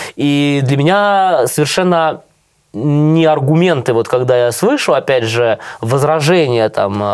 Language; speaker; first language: Russian; native; Russian